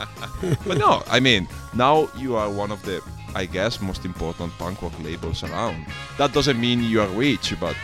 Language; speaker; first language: English; non-native, fluent; Italian